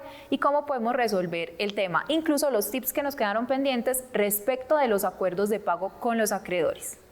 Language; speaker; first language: Spanish; native; Spanish